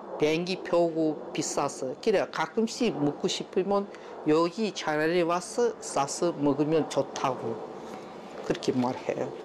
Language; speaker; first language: Korean; non-native, learner; Russian